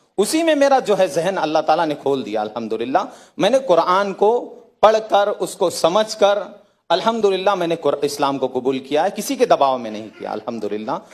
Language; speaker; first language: Hindi; native; Hindi